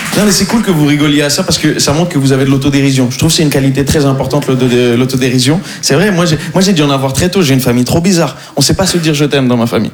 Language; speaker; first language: French; native; French